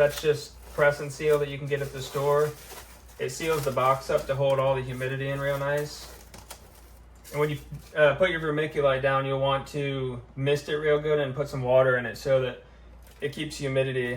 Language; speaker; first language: English; native; English